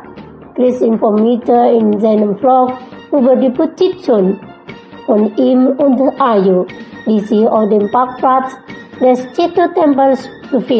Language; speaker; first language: German; non-native, fluent; Indonesian